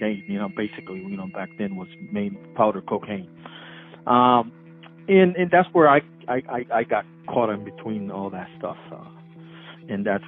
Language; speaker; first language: English; native; English